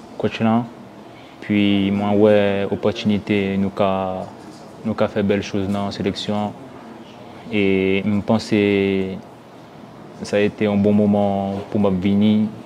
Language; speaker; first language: Haitian Creole; early bilingual, heritage; French